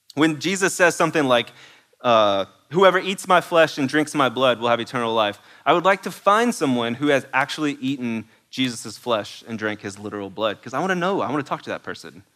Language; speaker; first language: English; native; English